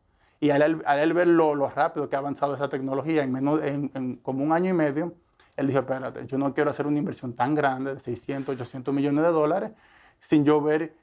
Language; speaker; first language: Spanish; native; Spanish